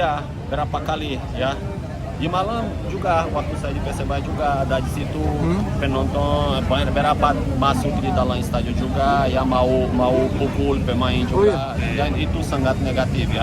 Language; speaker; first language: Indonesian; non-native, fluent; Portuguese